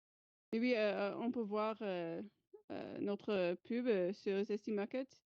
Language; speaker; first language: French; non-native, fluent; English